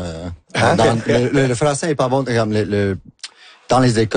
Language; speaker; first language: French; non-native, local second language; English